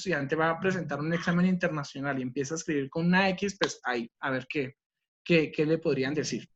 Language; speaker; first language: Spanish; native; Spanish